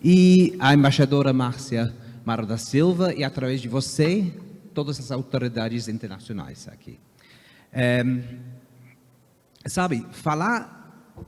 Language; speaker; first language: Portuguese; non-native, fluent; English